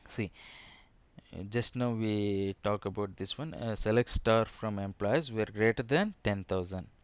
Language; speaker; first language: English; non-native, local second language; Telugu